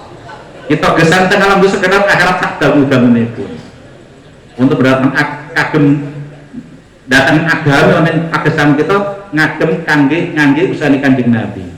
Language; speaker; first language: Indonesian; non-native, local second language; Javanese